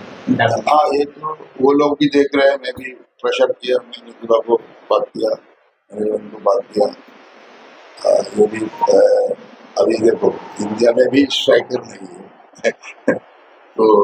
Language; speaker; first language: Hindi; non-native, local second language; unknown